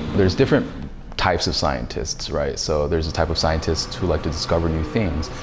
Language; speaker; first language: English; native; English